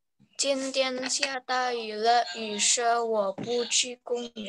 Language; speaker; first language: Chinese; non-native, learner; Indonesian